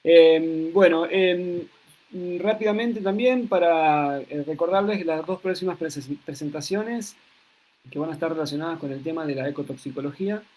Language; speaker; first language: Spanish; native; Spanish